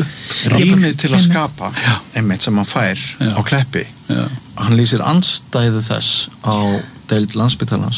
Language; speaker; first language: Icelandic; native; Icelandic